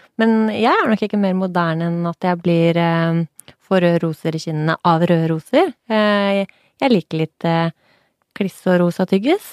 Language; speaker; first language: Norwegian; native; Norwegian